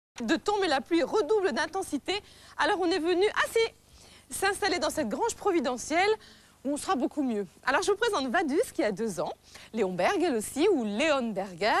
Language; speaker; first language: French; native; French